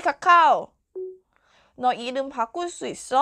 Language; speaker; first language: Korean; non-native, fluent; Thai